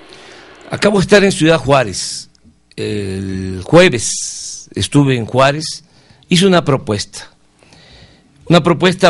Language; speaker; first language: Spanish; native; Spanish